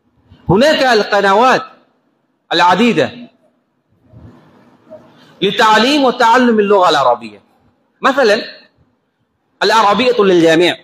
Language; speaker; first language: Arabic; non-native, fluent; Bangla